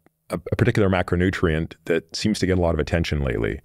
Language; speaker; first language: English; native; English